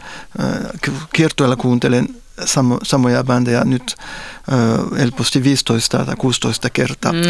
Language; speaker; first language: Finnish; non-native, fluent; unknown